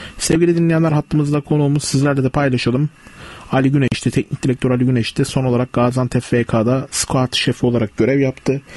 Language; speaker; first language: Turkish; native; Turkish